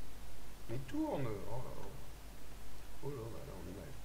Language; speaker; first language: French; native; French